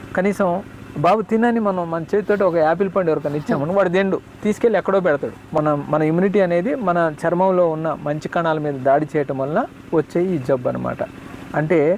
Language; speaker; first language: Telugu; non-native, local second language; Koya